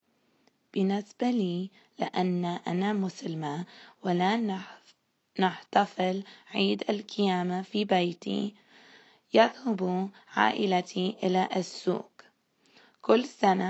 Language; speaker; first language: Arabic; non-native, learner; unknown